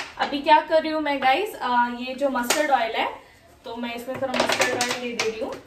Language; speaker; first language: Hindi; non-native, local second language; Bangla